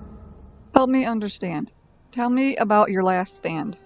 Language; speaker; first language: English; native; English